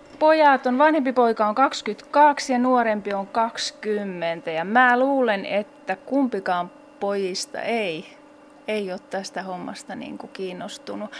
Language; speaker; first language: Finnish; native; Finnish